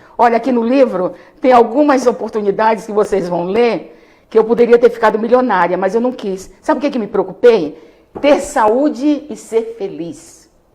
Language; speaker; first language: Portuguese; native; Portuguese